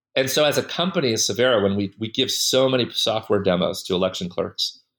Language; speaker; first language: English; native; English